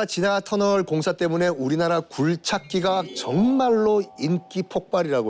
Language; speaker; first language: Korean; native; Korean